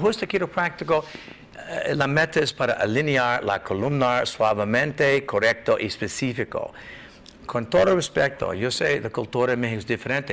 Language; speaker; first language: Spanish; non-native, learner; English